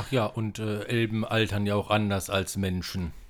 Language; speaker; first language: German; native; German